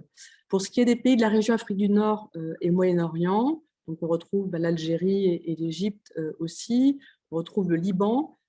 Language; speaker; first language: French; native; French